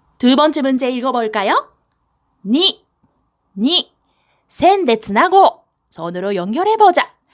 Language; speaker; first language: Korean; non-native, fluent; Japanese